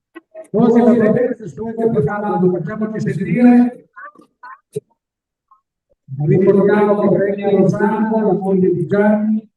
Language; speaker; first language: Italian; native; Italian